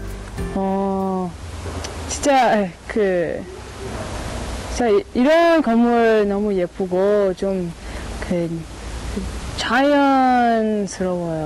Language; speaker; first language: Korean; non-native, learner; English